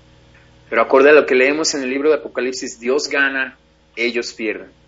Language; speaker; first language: Spanish; native; Spanish